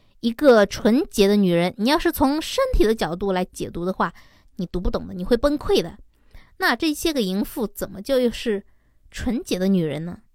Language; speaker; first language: Chinese; native; Chinese